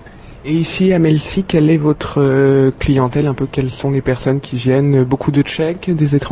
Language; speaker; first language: French; native; French